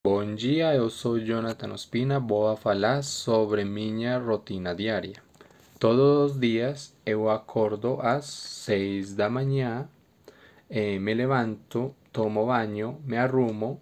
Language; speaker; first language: Portuguese; non-native, learner; Spanish